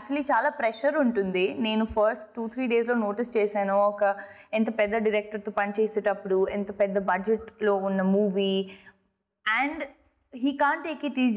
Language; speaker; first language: Telugu; non-native, fluent; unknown